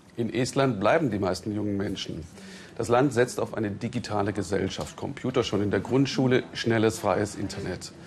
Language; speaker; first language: German; native; German